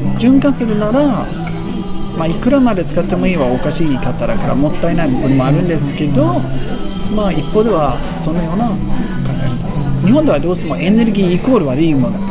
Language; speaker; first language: Japanese; non-native, fluent; Swedish